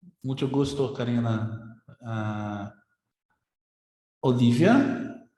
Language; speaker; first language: Spanish; non-native, learner; Portuguese